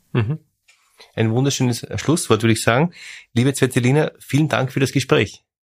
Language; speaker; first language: German; native; German